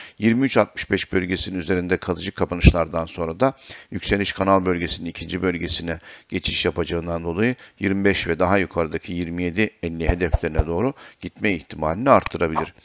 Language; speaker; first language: Turkish; native; Turkish